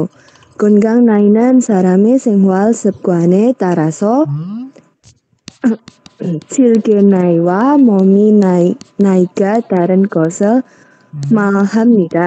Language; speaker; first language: Korean; non-native, learner; Indonesian